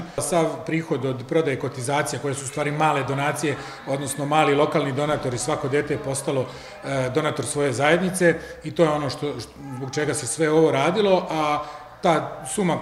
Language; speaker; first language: Serbian; native; Serbian